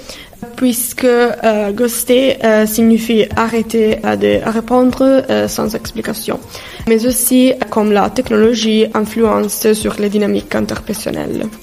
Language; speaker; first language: French; non-native, fluent; Italian